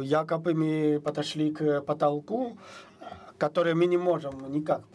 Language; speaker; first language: Russian; non-native, fluent; Chinese